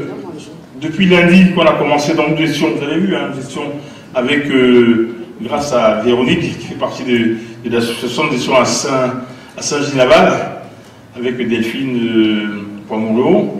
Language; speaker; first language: French; native; French